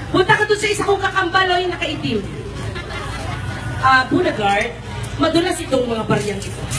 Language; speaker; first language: Filipino; native; Filipino